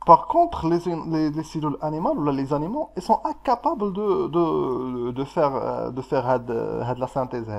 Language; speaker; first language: French; non-native, local second language; Arabic